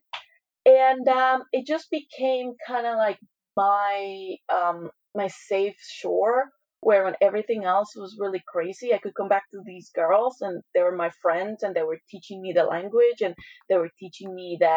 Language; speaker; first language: English; non-native, fluent; Spanish